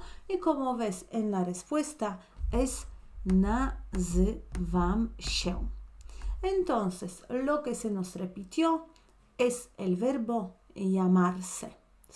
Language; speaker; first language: Spanish; non-native, fluent; Polish